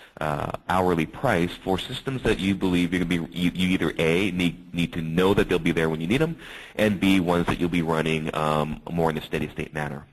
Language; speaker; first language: English; native; English